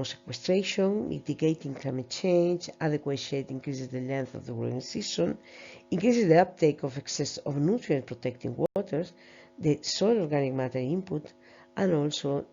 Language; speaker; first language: English; non-native, fluent; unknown